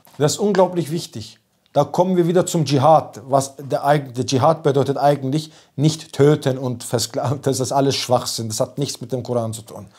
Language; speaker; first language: German; early bilingual, other home language; Turkish